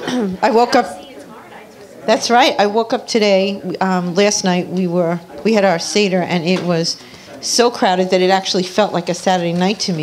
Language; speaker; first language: English; native; English